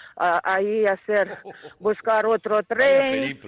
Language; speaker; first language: Spanish; non-native, fluent; Ukrainian